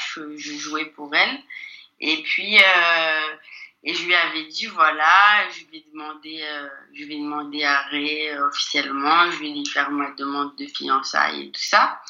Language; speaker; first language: French; native; French